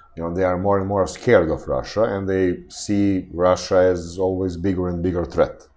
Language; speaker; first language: English; non-native, fluent; Serbian